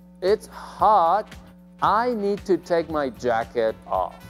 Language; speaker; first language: English; non-native, fluent; Spanish